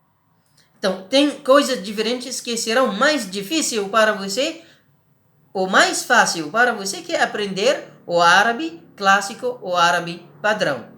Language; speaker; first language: Portuguese; non-native, learner; Arabic